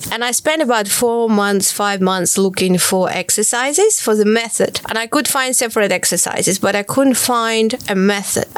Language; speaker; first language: English; non-native, fluent; Ukrainian